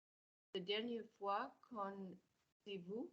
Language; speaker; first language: French; non-native, learner; English